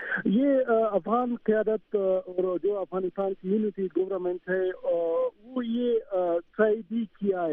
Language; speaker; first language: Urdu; non-native, fluent; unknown